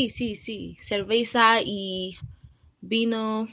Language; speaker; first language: Spanish; non-native, learner; English